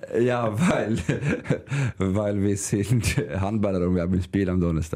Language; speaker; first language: German; non-native, learner; Swedish